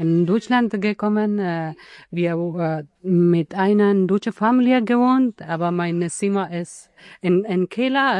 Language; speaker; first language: German; non-native, learner; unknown